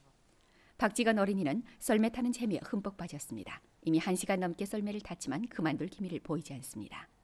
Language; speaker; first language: Korean; native; Korean